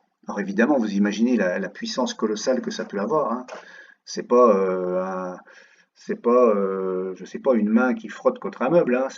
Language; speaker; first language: French; native; French